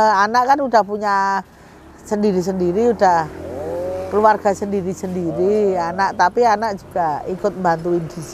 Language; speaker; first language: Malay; non-native, local second language; Javanese